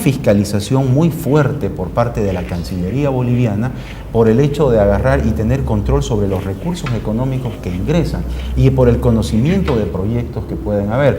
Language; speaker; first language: Spanish; native; Spanish